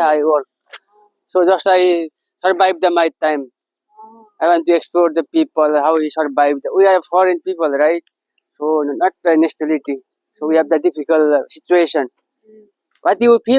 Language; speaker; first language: English; non-native, learner; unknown